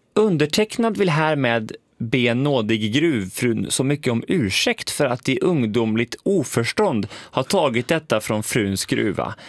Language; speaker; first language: Swedish; native; Swedish